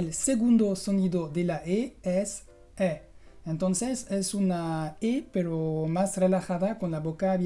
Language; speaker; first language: Spanish; non-native, fluent; French